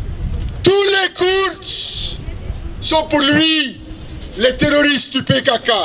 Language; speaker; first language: French; non-native, local second language; Dutch